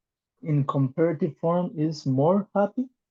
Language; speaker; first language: English; non-native, learner; Spanish